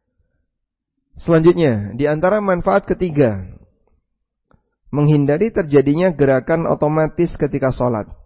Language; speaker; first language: Indonesian; native; Indonesian